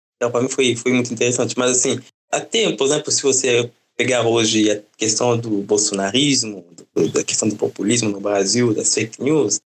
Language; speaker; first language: Portuguese; non-native, fluent; French